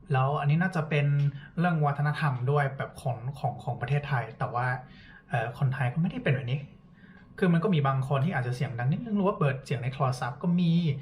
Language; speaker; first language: Thai; non-native, fluent; English